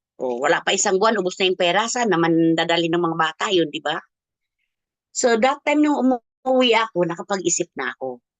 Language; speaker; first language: Filipino; non-native, local second language; Cebuano